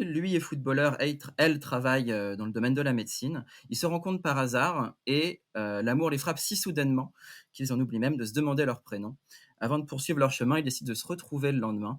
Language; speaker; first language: French; native; French